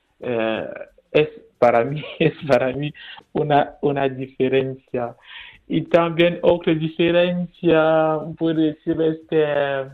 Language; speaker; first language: Spanish; non-native, fluent; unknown